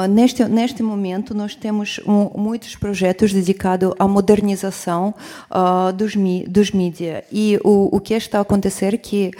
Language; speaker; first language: Portuguese; non-native, fluent; Russian